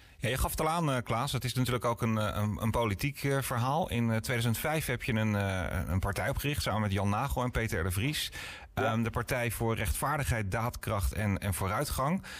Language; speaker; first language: Dutch; native; Dutch